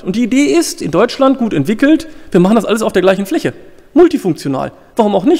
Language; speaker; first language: German; native; German